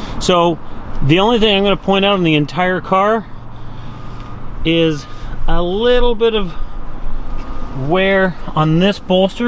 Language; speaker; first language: English; native; English